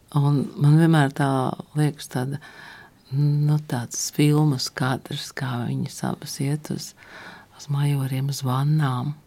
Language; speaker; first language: Latvian; native; Latvian